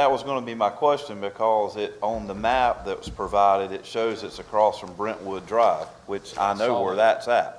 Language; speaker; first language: English; native; English